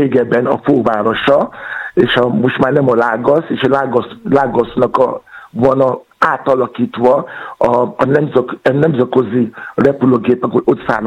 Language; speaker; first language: Hungarian; non-native, learner; Yoruba